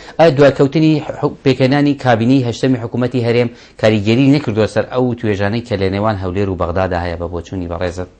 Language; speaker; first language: Central Kurdish; non-native, local second language; Kurdish